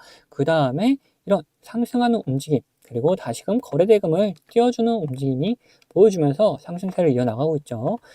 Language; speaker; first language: Korean; native; Korean